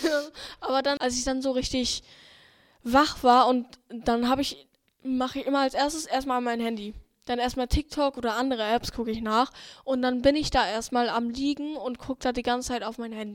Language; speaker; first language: German; native; German